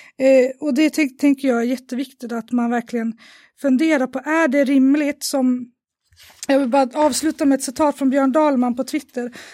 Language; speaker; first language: Swedish; native; Swedish